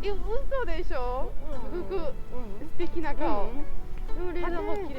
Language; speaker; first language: Japanese; non-native, learner; Slovak